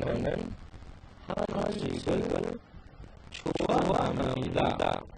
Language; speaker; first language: Korean; non-native, fluent; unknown